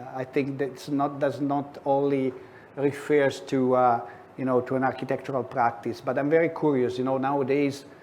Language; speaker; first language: English; non-native, fluent; Italian